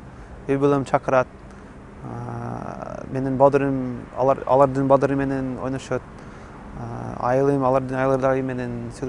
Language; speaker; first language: Kyrgyz; non-native, learner; English